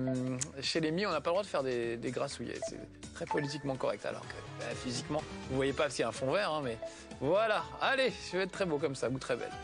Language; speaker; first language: French; native; French